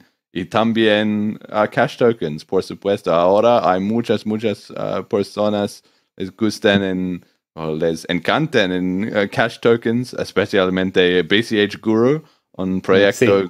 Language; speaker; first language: Spanish; non-native, learner; English